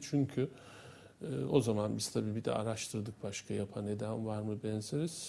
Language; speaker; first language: Turkish; native; Turkish